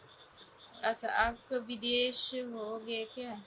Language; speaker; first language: Hindi; non-native, fluent; Bangla